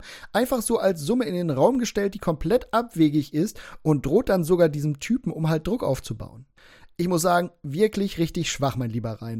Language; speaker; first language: German; native; German